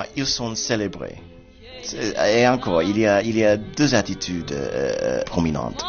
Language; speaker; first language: French; non-native, fluent; English